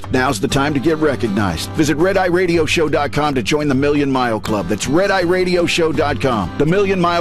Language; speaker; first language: English; native; English